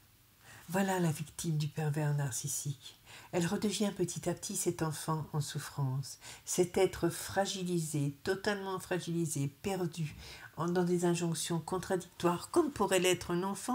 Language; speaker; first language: French; native; French